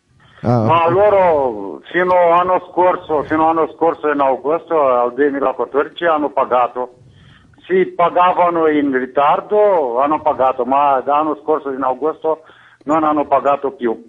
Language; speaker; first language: Italian; non-native, fluent; Romanian